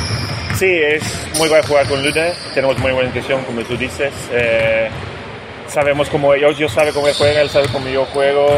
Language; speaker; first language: Spanish; non-native, fluent; Swedish